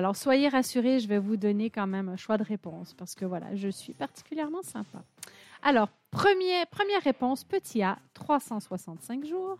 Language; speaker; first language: French; native; French